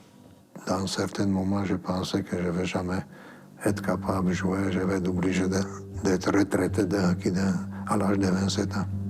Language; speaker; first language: French; non-native, fluent; Slovak